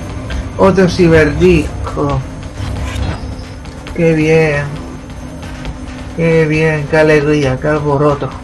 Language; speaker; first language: Spanish; native; Spanish